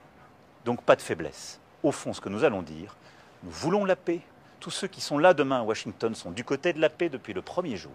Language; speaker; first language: French; native; French